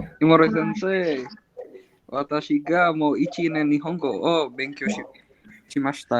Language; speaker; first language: Japanese; non-native, learner; Indonesian